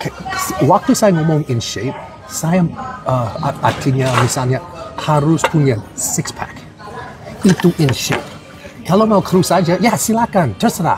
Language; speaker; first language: Indonesian; non-native, fluent; English